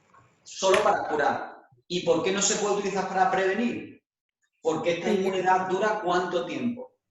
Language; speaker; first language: Spanish; native; Spanish